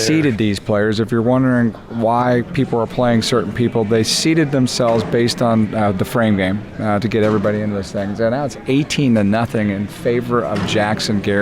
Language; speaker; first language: English; native; English